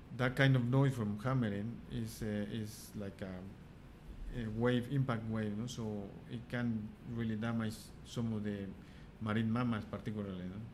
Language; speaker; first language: English; non-native, fluent; Spanish